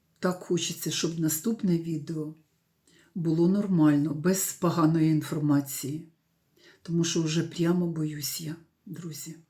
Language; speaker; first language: Ukrainian; non-native, local second language; Russian